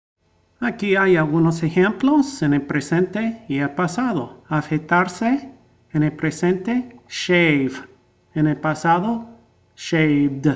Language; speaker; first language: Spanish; non-native, fluent; English